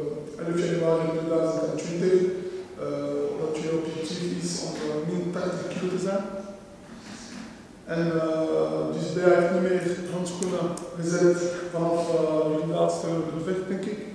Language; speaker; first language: Dutch; non-native, local second language; French